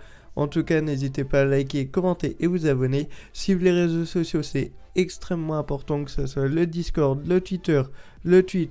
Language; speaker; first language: French; native; French